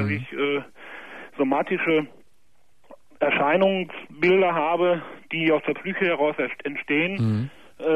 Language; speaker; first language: German; native; German